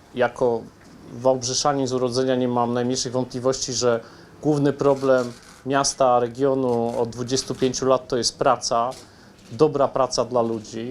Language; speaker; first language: Polish; native; Polish